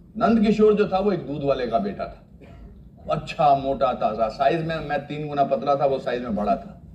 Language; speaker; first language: Hindi; native; Hindi